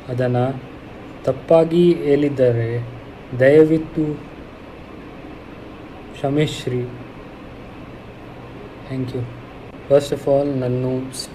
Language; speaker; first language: Kannada; non-native, local second language; Hindi